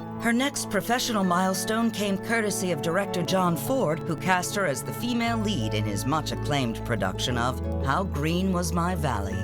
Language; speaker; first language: English; native; English